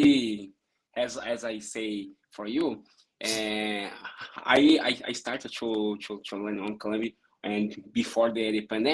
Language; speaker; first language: English; non-native, learner; Portuguese